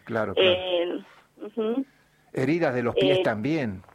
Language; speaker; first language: Spanish; native; Spanish